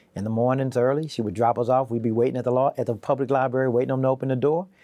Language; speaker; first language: English; native; English